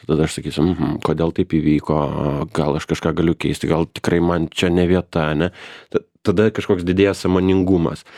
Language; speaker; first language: Lithuanian; native; Lithuanian